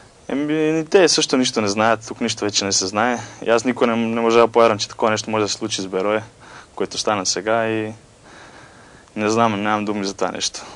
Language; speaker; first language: Bulgarian; non-native, fluent; Croatian